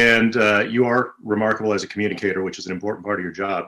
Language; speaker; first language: English; native; English